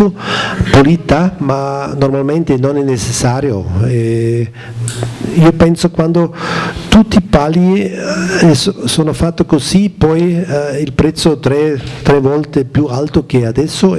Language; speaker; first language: Italian; non-native, learner; German